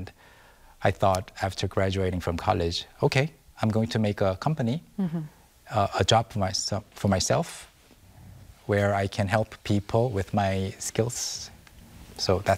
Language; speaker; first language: English; non-native, fluent; Korean